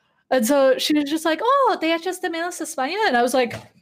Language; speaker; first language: English; native; English